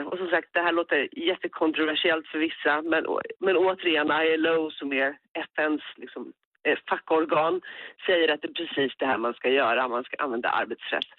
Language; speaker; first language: Swedish; native; Swedish